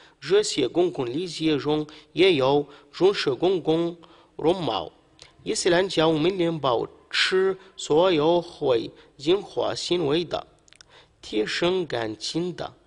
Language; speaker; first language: Chinese; non-native, fluent; Arabic